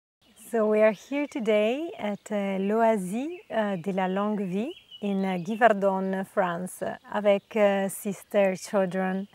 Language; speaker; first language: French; non-native, learner; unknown